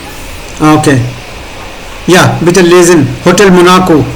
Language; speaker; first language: German; non-native, fluent; Hindi